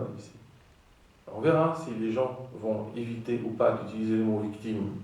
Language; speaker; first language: French; non-native, fluent; Greek